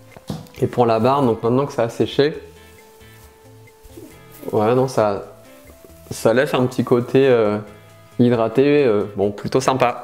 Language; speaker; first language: French; native; French